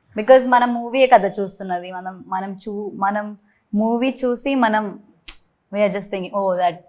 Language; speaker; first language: Telugu; non-native, learner; Malayalam